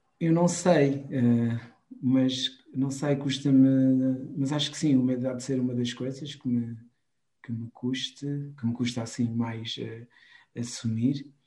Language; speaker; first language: Portuguese; non-native, local second language; Kabuverdianu